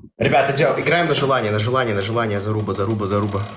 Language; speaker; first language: Russian; native; Russian